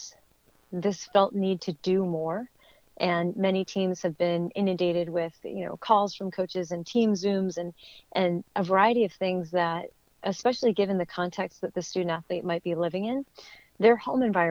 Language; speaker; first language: English; native; English